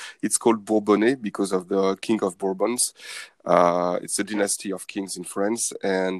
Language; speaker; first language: English; non-native, fluent; French